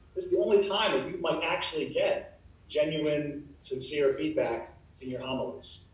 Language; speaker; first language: English; native; English